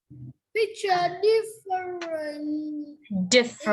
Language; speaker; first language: English; non-native, learner; Vietnamese